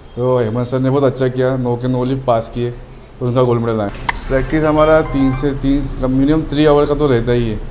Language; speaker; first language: Hindi; non-native, local second language; Marathi